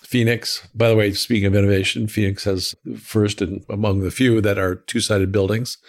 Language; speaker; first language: English; native; English